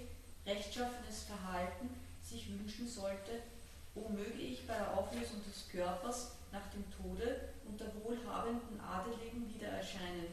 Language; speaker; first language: German; native; German